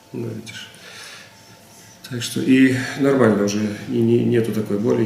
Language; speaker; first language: Russian; native; Russian